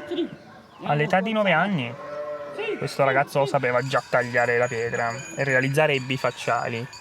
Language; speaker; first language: Italian; native; Italian